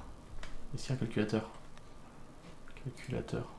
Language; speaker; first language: French; native; French